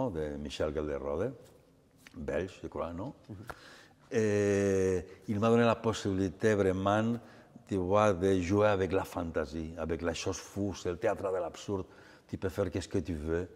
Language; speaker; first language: French; non-native, fluent; Catalan